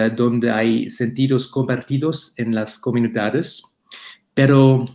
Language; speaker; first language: Spanish; non-native, fluent; German